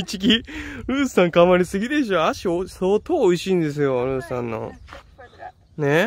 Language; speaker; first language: Japanese; native; Japanese